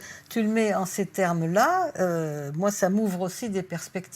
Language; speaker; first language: French; native; French